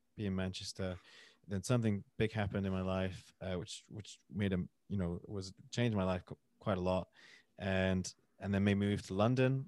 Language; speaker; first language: English; native; English